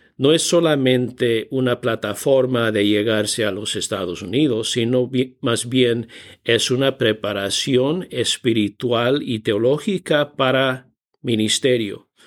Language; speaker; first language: Spanish; non-native, fluent; English